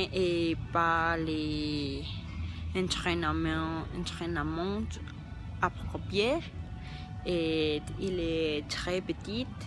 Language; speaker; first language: French; non-native, learner; Spanish